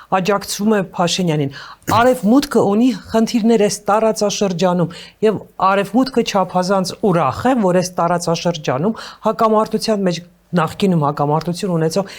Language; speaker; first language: Armenian; native; Armenian